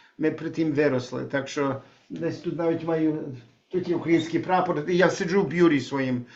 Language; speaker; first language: Ukrainian; early bilingual, heritage; Ukrainian